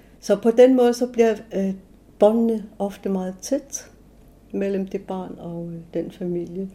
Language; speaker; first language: Danish; non-native, local second language; Kalaallisut